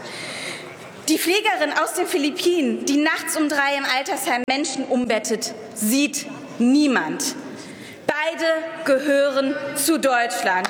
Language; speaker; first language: German; early bilingual, other home language; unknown